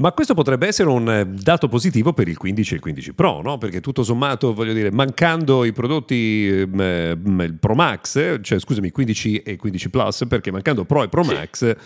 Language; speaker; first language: Italian; native; Italian